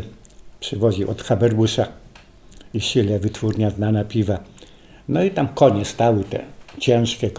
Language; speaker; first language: Polish; native; Polish